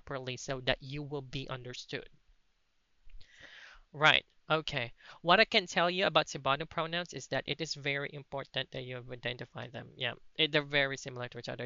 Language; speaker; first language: English; non-native, local second language; Cebuano